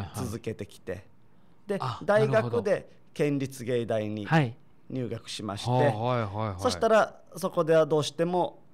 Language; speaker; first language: Japanese; native; Japanese